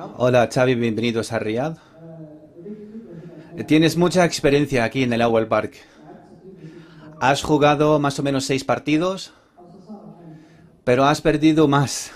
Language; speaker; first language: Spanish; non-native, fluent; Arabic